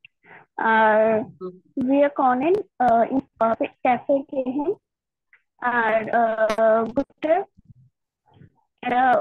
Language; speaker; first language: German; non-native, learner; Bangla